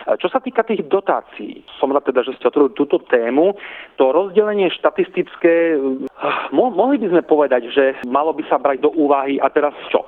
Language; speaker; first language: Slovak; non-native, local second language; Rusyn